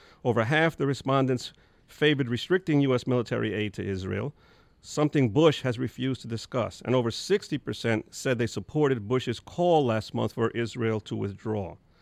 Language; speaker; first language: English; native; English